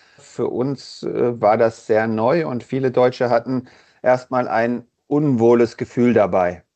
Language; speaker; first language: German; native; German